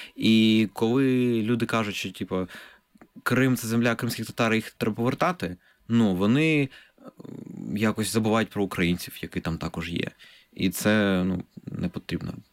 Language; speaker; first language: Ukrainian; non-native, local second language; Russian